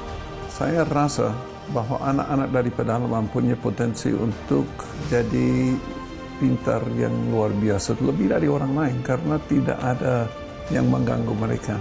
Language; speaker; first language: Indonesian; non-native, fluent; English